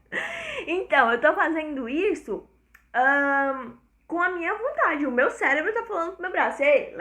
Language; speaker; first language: Portuguese; native; Portuguese